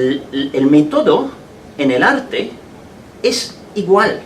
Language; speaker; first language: Spanish; non-native, fluent; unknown